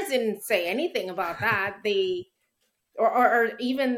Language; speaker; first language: English; native; English